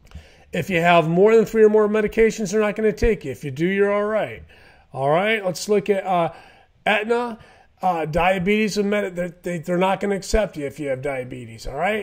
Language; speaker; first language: English; native; English